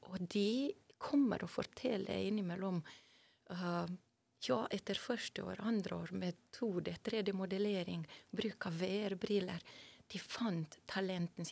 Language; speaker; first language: Norwegian; non-native, fluent; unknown